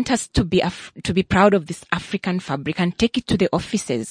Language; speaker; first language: English; non-native, local second language; Ganda